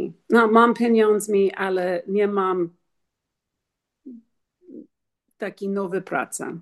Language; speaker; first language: Polish; non-native, learner; English